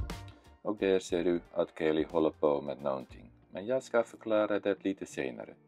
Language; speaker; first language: Swedish; non-native, fluent; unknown